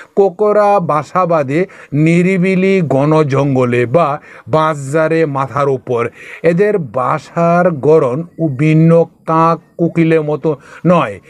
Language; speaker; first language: Bangla; non-native, local second language; Kok Borok